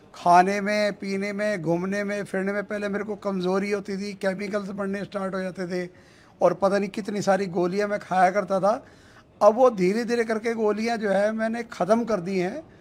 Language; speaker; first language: Hindi; native; Hindi